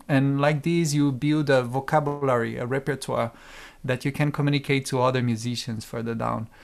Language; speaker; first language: English; non-native, fluent; Portuguese